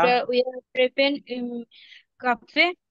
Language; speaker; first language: German; non-native, learner; Bangla